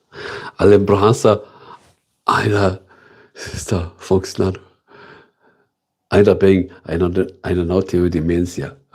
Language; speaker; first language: Portuguese; non-native, learner; German